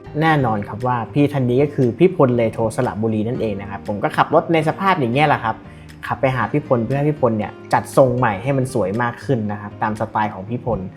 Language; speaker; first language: Thai; native; Thai